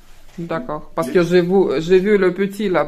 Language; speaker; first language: French; non-native, fluent; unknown